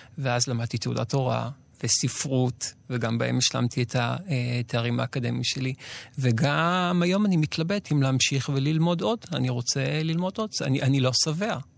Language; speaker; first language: Hebrew; native; Hebrew